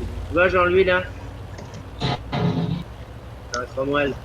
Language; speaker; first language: French; native; French